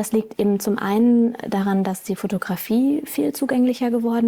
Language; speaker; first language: German; native; German